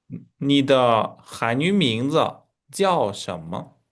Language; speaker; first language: Chinese; non-native, fluent; Uzbek